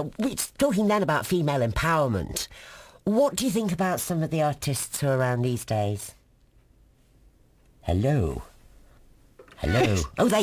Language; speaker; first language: English; native; English